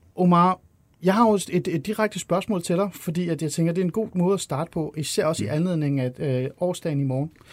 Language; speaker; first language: Danish; early bilingual, other home language; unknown